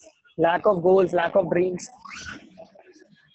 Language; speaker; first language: English; non-native, local second language; Hindi